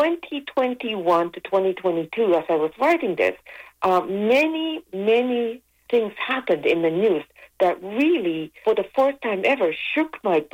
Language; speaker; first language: English; native; English